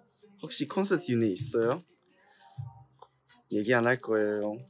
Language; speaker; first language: Korean; non-native, fluent; English